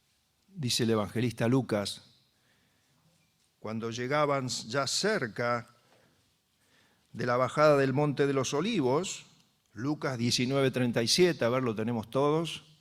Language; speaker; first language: Spanish; native; Spanish